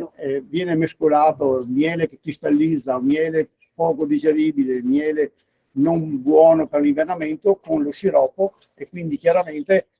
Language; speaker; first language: Italian; native; Italian